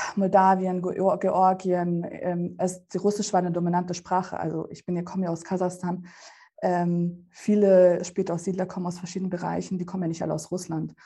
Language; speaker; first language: German; early bilingual, other home language; Russian